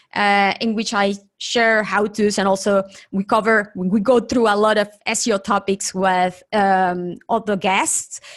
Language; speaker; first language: English; non-native, fluent; Spanish